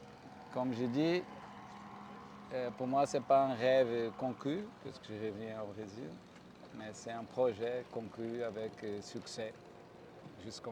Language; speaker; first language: French; non-native, fluent; Portuguese